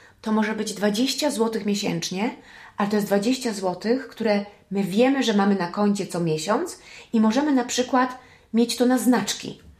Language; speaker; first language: Polish; early bilingual, heritage; Polish